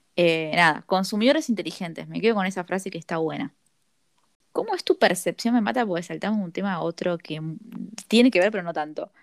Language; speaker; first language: Spanish; native; Spanish